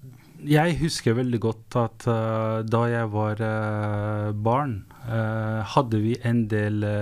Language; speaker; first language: Norwegian; non-native, fluent; Persian